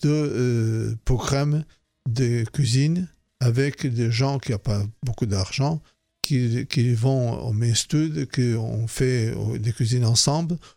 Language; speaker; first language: French; non-native, fluent; Portuguese